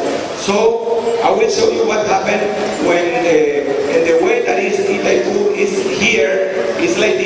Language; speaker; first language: English; non-native, fluent; Spanish